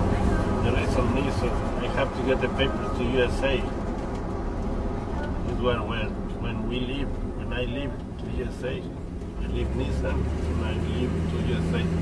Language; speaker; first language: English; non-native, learner; Spanish